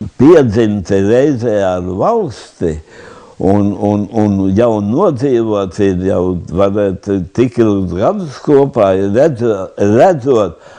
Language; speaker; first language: Latvian; native; Latvian